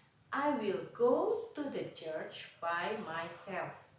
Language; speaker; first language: English; non-native, fluent; Indonesian